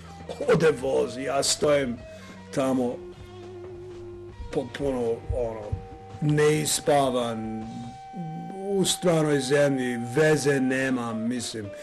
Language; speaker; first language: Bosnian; non-native, learner; English